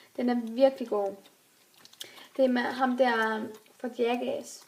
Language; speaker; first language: Danish; native; Danish